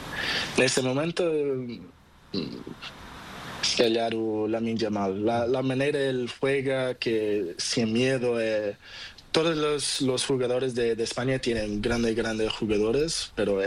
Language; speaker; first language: Spanish; non-native, learner; Portuguese